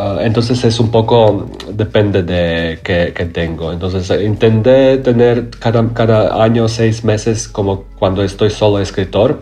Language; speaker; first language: Spanish; non-native, learner; Croatian